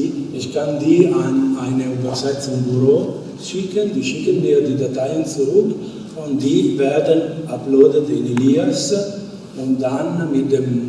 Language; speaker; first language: German; non-native, fluent; Italian